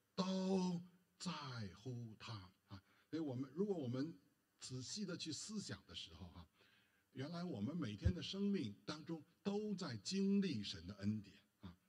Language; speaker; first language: Chinese; native; Chinese